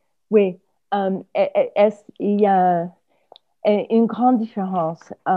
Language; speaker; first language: French; non-native, fluent; English